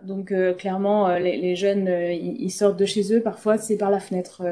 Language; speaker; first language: French; native; French